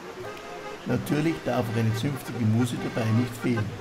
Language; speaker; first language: German; native; German